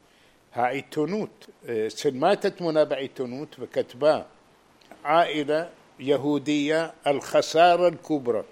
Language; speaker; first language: Hebrew; non-native, fluent; Arabic